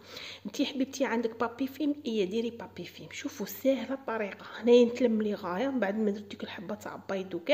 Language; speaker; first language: Arabic; native; Arabic